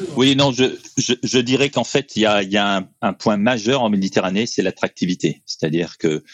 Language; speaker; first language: French; native; French